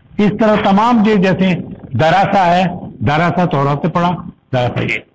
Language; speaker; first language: Urdu; native; Urdu